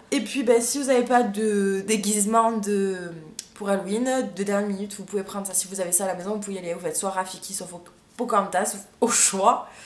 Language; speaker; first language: French; native; French